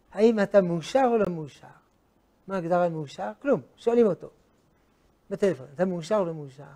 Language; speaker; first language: Hebrew; non-native, fluent; French